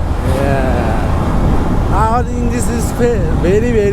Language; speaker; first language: English; non-native, learner; Nepali